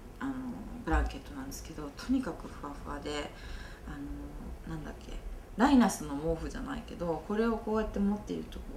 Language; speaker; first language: Japanese; native; Japanese